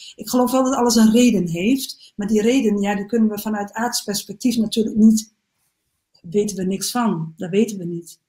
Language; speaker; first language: Dutch; native; Dutch